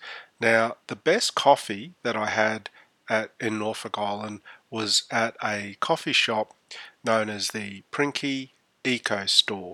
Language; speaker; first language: English; native; English